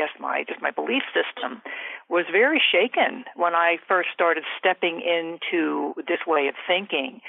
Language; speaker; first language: English; native; English